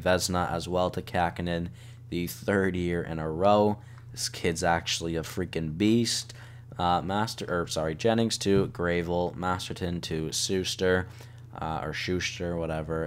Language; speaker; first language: English; native; English